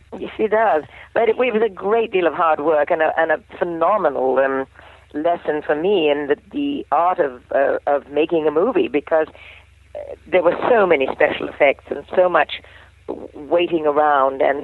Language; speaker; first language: English; native; English